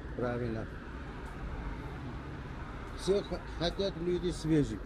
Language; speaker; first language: Russian; non-native, learner; Uzbek